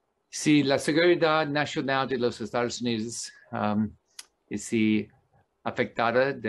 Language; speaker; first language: Spanish; non-native, learner; English